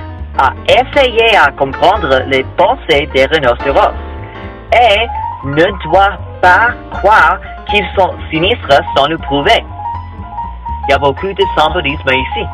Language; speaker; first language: French; non-native, learner; English